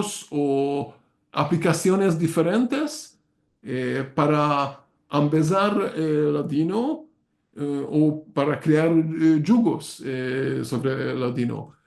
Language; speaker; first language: Spanish; non-native, learner; Hungarian